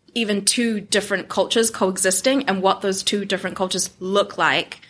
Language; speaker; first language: English; non-native, local second language; Japanese